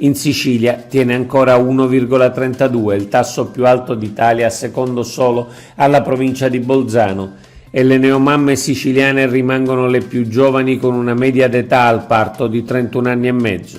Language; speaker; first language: Italian; native; Italian